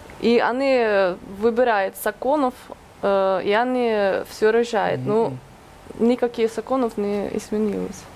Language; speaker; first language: Russian; non-native, fluent; Norwegian